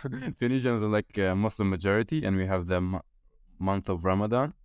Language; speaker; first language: English; non-native, fluent; Arabic